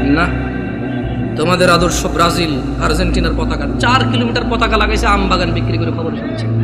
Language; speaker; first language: Bangla; early bilingual, heritage; Bangla